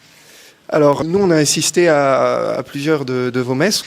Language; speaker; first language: French; native; French